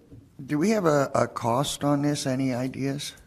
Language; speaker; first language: English; native; English